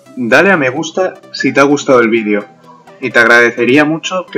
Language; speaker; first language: Spanish; native; Spanish